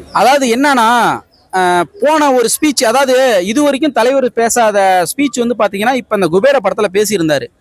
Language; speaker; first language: Tamil; native; Tamil